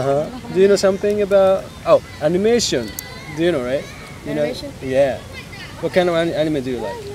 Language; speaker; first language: English; non-native, learner; Japanese